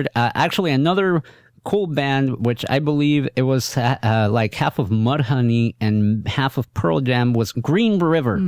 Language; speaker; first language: English; native; English